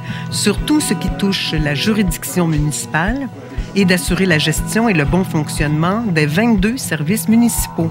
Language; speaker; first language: French; native; French